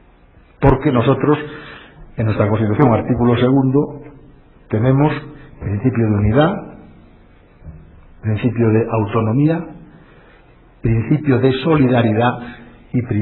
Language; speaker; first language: Spanish; native; Spanish